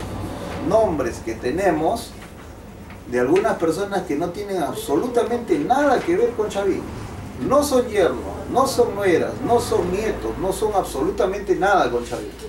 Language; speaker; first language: Spanish; native; Spanish